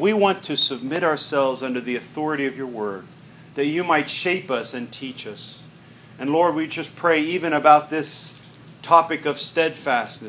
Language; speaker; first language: English; native; English